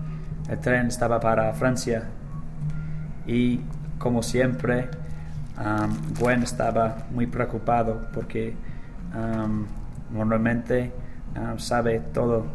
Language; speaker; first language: Spanish; non-native, learner; English